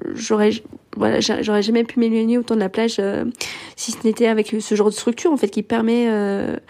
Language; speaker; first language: French; early bilingual, other home language; English